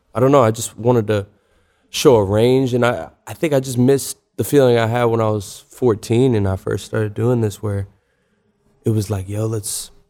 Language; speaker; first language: English; native; English